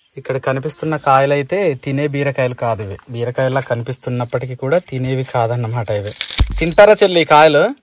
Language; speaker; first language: Telugu; native; Telugu